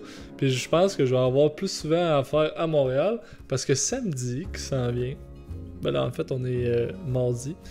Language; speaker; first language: French; native; French